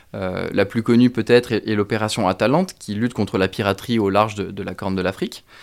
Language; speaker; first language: French; native; French